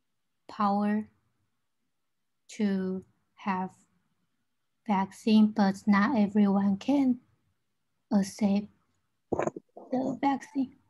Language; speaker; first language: English; non-native, learner; Chinese